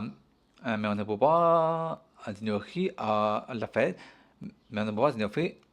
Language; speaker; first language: French; non-native, learner; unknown